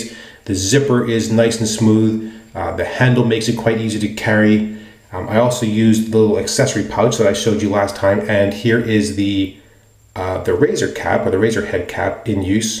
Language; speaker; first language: English; native; English